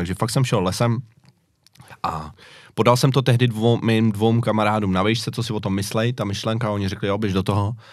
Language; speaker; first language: Czech; native; Czech